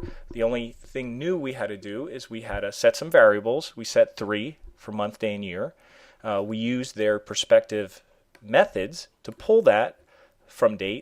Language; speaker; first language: English; native; English